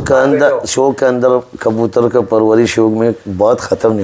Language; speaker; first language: Hindi; non-native, learner; Arabic